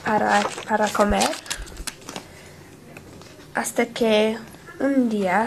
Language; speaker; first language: Spanish; non-native, learner; English